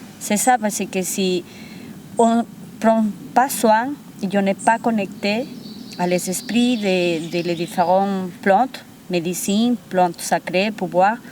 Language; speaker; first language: French; non-native, fluent; Spanish